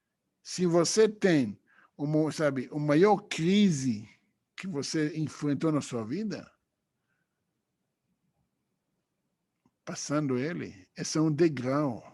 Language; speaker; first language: Portuguese; non-native, fluent; Hebrew